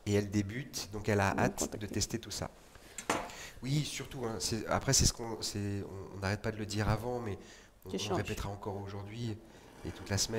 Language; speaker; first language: French; native; French